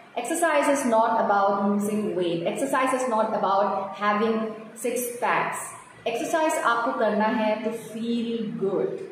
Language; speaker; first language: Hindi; non-native, local second language; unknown